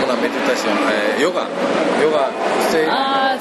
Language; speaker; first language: Spanish; non-native, learner; Japanese